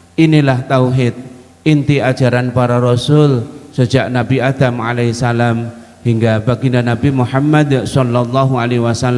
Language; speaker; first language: Indonesian; native; Indonesian